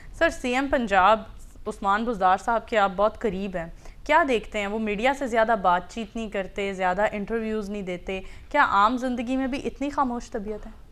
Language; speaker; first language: Urdu; native; Urdu